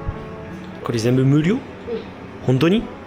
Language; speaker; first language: Japanese; non-native, learner; French